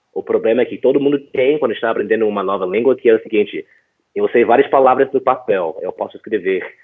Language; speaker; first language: Portuguese; non-native, fluent; English